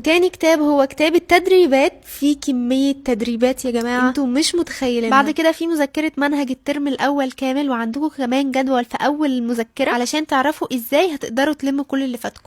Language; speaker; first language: Arabic; native; Arabic